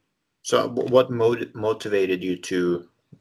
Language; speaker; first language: English; non-native, fluent; Norwegian